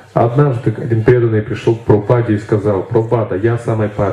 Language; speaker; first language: Russian; native; Russian